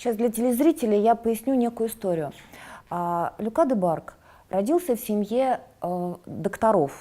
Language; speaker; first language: Russian; native; Russian